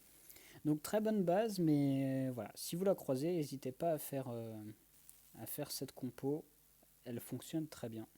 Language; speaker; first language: French; native; French